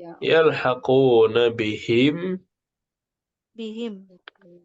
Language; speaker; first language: Arabic; non-native, fluent; Indonesian